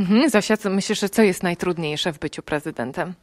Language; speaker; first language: Polish; native; Polish